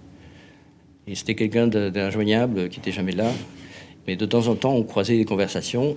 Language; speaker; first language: French; non-native, fluent; Spanish